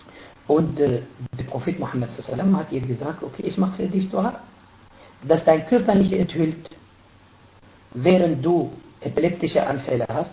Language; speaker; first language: German; non-native, fluent; Arabic